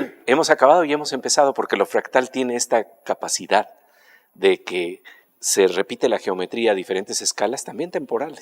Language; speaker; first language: Spanish; native; Spanish